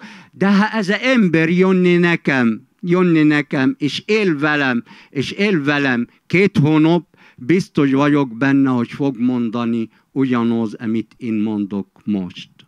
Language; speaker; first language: Hungarian; non-native, fluent; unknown